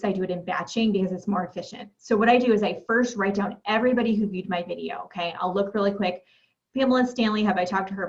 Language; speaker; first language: English; native; English